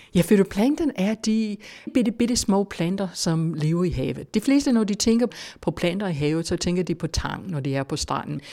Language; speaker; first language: Danish; non-native, fluent; English